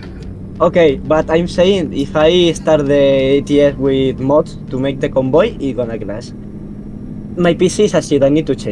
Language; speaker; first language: English; non-native, learner; Spanish